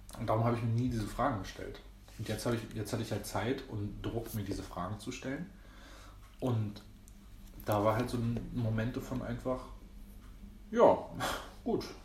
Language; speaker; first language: German; early bilingual, other home language; Greek